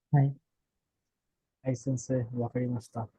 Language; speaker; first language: Japanese; non-native, learner; Bangla